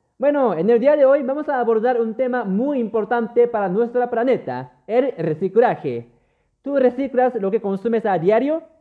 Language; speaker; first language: Spanish; non-native, fluent; Japanese